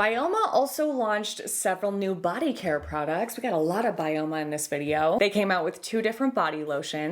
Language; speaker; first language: English; native; English